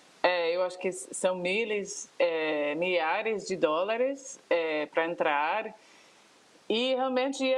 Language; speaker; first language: Portuguese; non-native, fluent; English